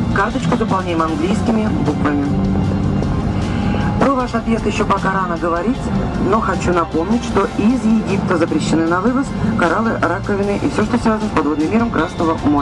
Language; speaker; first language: Russian; native; Russian